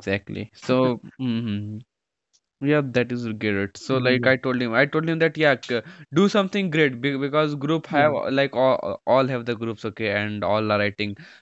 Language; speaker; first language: English; non-native, local second language; Hindi